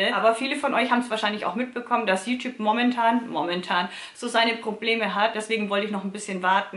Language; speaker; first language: German; native; German